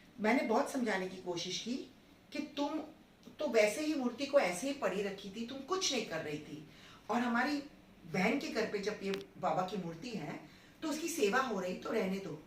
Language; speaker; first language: Hindi; native; Hindi